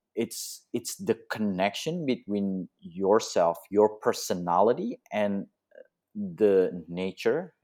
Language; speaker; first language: English; non-native, fluent; Indonesian